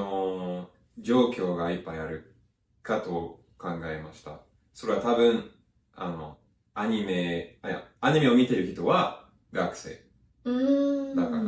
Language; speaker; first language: Japanese; non-native, learner; English